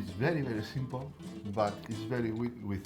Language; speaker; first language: English; non-native, learner; Catalan